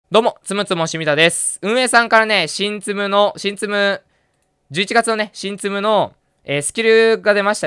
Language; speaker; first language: Japanese; native; Japanese